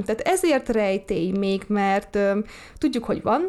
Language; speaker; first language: Hungarian; native; Hungarian